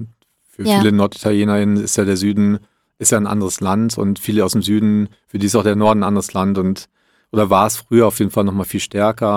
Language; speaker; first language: German; early bilingual, other home language; Italian